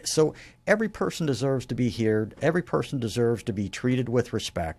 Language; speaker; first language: English; native; English